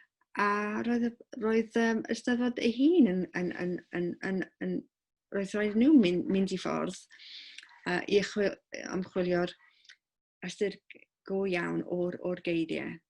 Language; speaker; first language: Welsh; non-native, local second language; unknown